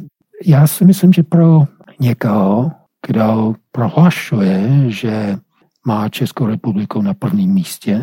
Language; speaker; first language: Czech; non-native, fluent; English